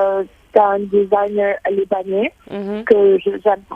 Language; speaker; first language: French; non-native, fluent; Arabic